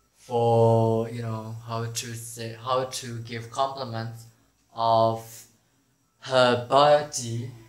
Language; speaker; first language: English; non-native, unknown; Indonesian